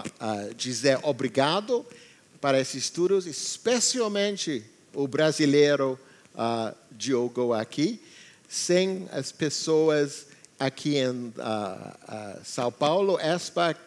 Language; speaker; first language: Portuguese; non-native, learner; English